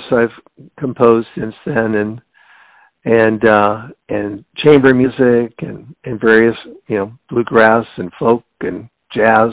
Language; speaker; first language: English; native; English